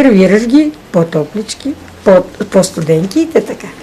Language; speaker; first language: Bulgarian; native; Bulgarian